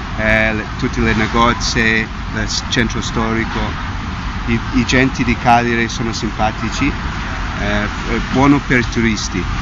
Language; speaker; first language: Italian; non-native, learner; English